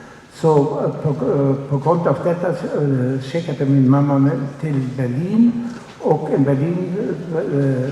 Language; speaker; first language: Swedish; non-native, fluent; German